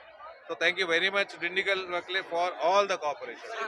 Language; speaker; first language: Tamil; non-native, learner; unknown